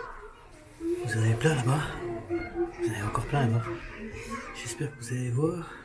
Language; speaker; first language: French; native; French